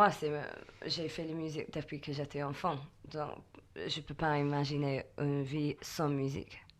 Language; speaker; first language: French; non-native, fluent; English